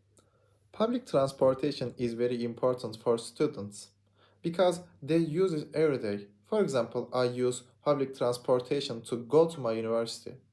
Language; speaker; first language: English; non-native, learner; Turkish